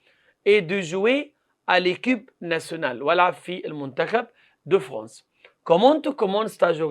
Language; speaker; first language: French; non-native, fluent; Arabic